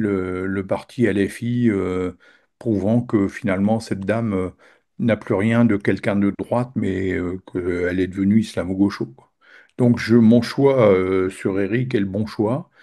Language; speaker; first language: French; native; French